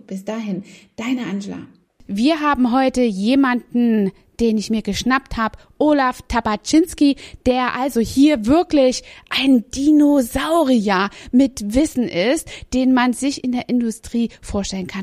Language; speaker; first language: German; native; German